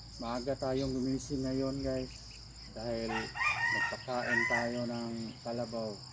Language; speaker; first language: Filipino; non-native, local second language; Cebuano